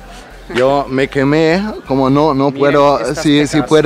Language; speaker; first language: Spanish; non-native, learner; German